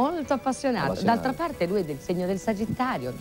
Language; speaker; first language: Italian; native; Italian